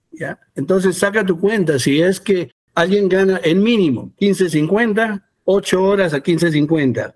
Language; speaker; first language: Spanish; early bilingual, heritage; Spanish